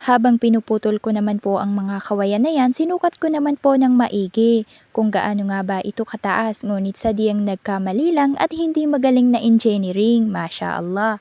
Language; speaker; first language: Filipino; non-native, local second language; Maranao